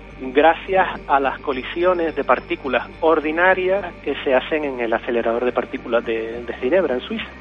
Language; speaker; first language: Spanish; native; Spanish